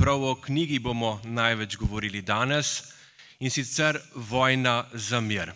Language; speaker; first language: Slovenian; native; Slovenian